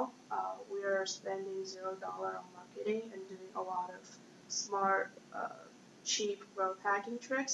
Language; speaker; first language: English; non-native, fluent; Chinese